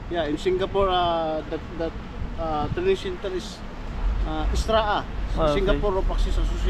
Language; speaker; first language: English; non-native, learner; Filipino